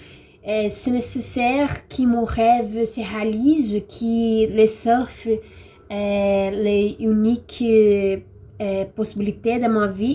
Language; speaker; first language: French; non-native, learner; Portuguese